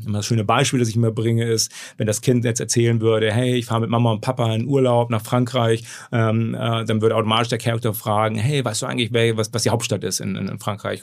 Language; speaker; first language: German; native; German